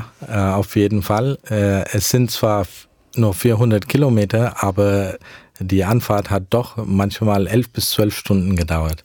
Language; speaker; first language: German; early bilingual, heritage; German